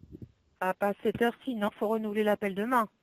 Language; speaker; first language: French; native; French